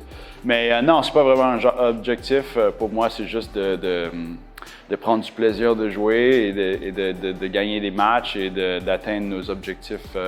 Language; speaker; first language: French; non-native, local second language; English